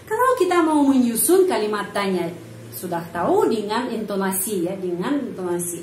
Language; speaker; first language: Indonesian; non-native, fluent; Russian